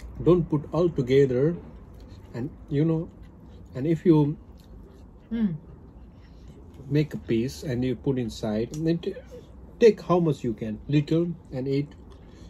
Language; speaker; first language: English; non-native, local second language; Hindi